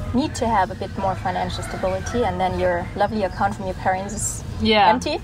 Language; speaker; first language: English; non-native, fluent; German